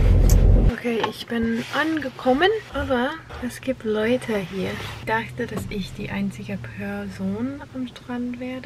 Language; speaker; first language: German; non-native, learner; English